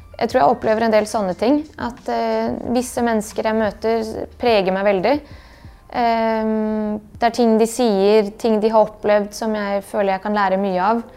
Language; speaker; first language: Norwegian; early bilingual, other home language; Bosnian